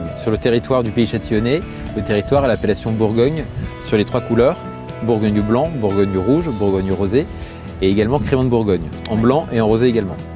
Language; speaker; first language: French; native; French